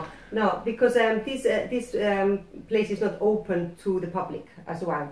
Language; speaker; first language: English; non-native, fluent; Spanish